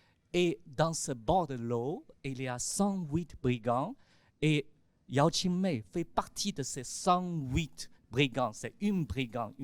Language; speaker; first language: French; non-native, fluent; Chinese